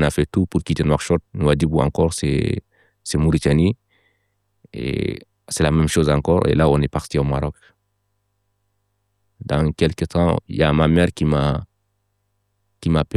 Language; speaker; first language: French; non-native, local second language; Fula